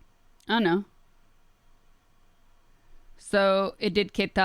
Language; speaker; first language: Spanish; non-native, learner; English